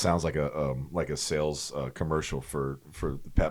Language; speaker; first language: English; native; English